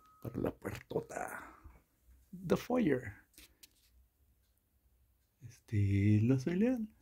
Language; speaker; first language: Spanish; early bilingual, heritage; Spanish